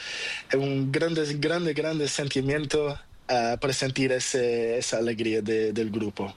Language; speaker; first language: Spanish; non-native, learner; Portuguese